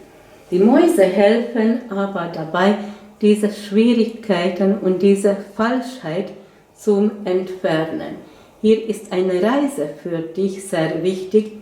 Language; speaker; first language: German; non-native, fluent; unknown